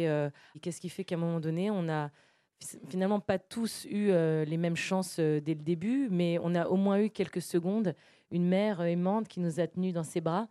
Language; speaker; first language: French; native; French